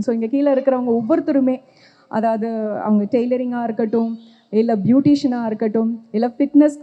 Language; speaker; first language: Tamil; native; Tamil